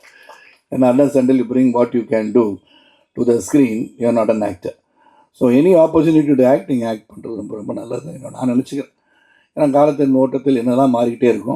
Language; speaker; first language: Tamil; native; Tamil